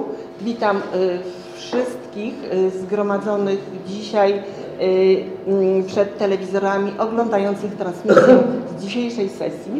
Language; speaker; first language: Polish; native; Polish